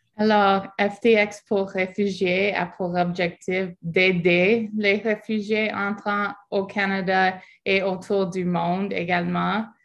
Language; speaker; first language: French; non-native, fluent; English